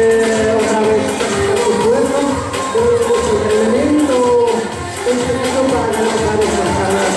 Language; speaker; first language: Spanish; non-native, learner; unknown